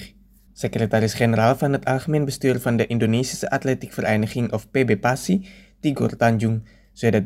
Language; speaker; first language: Dutch; non-native, fluent; Indonesian